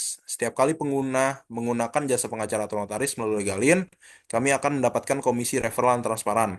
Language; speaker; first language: Indonesian; native; Indonesian